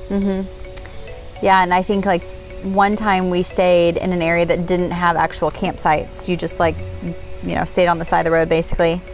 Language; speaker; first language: English; native; English